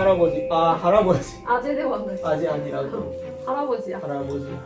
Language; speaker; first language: Korean; non-native, learner; Japanese